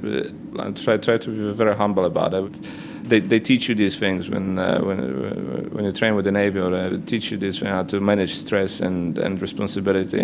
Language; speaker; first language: English; non-native, fluent; Polish